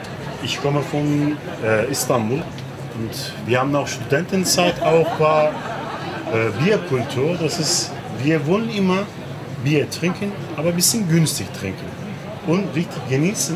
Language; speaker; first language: German; non-native, learner; Turkish